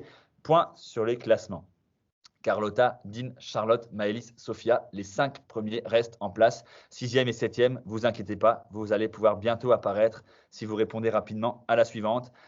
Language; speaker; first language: French; native; French